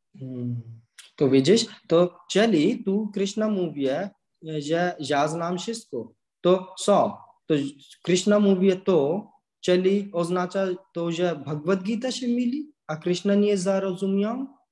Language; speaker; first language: Polish; non-native, learner; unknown